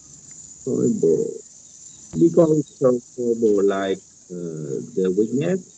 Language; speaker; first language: English; non-native, learner; Vietnamese